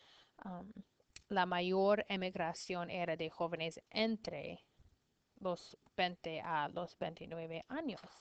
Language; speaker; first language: Spanish; non-native, learner; English